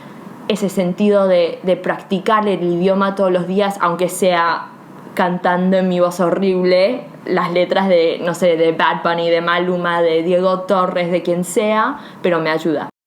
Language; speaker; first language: Spanish; early bilingual, heritage; Spanish